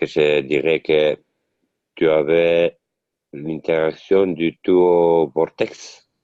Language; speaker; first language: French; non-native, learner; Italian